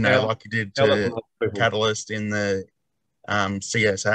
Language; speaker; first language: English; native; English